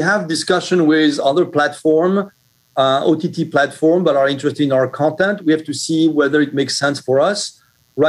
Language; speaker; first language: English; non-native, fluent; French